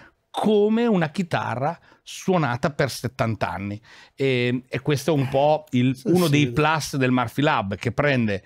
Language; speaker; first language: Italian; native; Italian